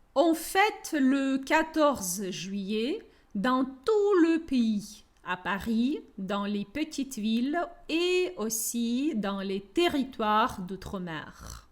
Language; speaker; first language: French; non-native, fluent; Ukrainian